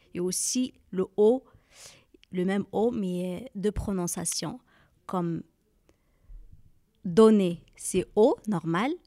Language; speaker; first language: French; non-native, learner; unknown